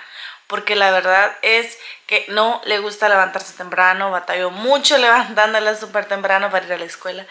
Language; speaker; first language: Spanish; native; Spanish